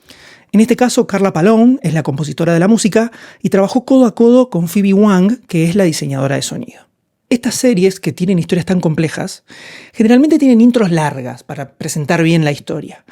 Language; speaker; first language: Spanish; native; Spanish